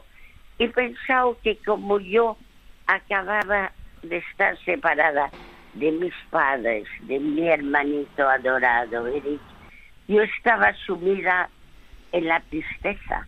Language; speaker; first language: Spanish; early bilingual, other home language; French